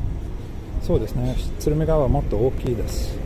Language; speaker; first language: Japanese; non-native, learner; Swedish